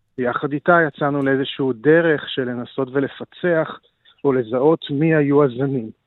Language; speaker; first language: Hebrew; native; Hebrew